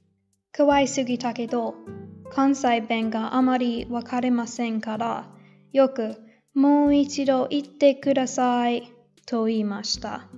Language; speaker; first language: Japanese; non-native, learner; English